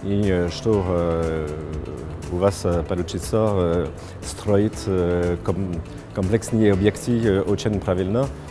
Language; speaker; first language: Russian; non-native, fluent; French